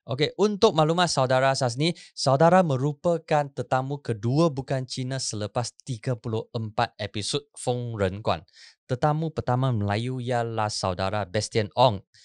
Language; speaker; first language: Malay; non-native, local second language; Chinese